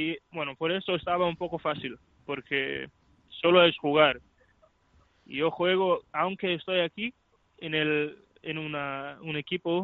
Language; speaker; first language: Spanish; non-native, learner; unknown